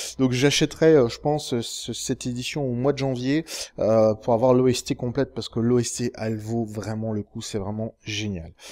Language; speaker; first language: French; native; French